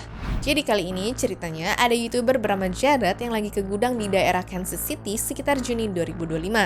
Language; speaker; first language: Indonesian; native; Indonesian